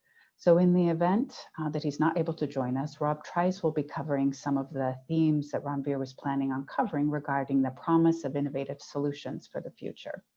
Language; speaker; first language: English; native; English